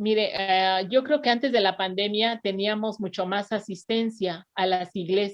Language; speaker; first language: Spanish; native; Spanish